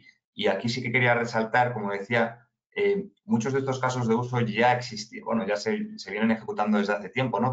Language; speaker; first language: Spanish; native; Spanish